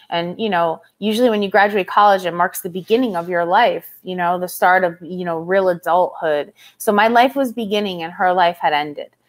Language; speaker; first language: English; native; English